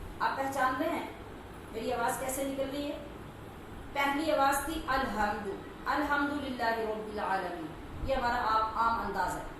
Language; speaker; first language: Urdu; native; Urdu